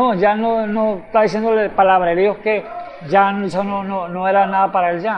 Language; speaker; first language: Spanish; native; Spanish